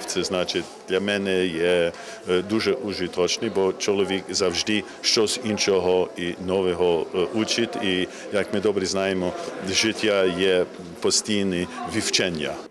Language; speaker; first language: Ukrainian; early bilingual, heritage; English